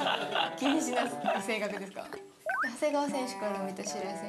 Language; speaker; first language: Japanese; native; Japanese